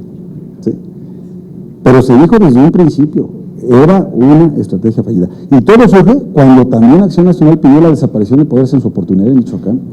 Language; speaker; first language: Spanish; native; Spanish